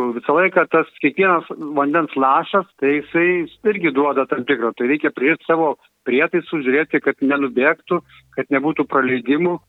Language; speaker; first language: Lithuanian; native; Lithuanian